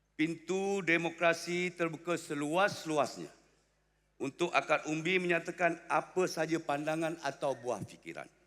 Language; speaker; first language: Malay; native; Malay